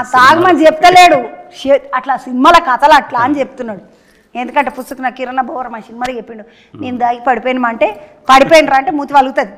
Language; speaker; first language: Telugu; native; Telugu